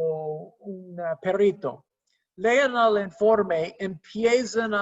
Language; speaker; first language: Spanish; non-native, fluent; English